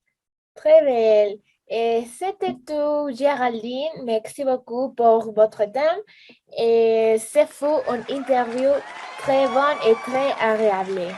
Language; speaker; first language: French; non-native, learner; Spanish